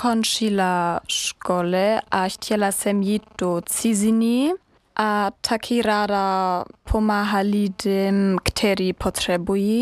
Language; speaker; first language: Czech; non-native, learner; German